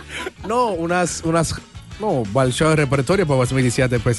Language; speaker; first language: Russian; non-native, learner; Spanish